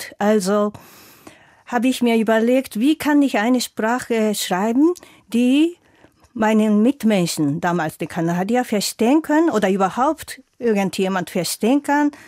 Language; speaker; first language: German; non-native, fluent; Japanese